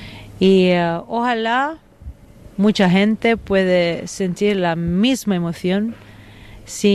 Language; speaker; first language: Spanish; non-native, fluent; Italian